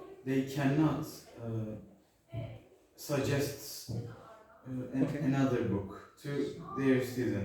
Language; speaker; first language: English; non-native, learner; Turkish